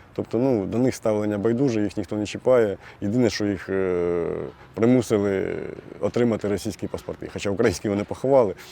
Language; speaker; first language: Ukrainian; native; Ukrainian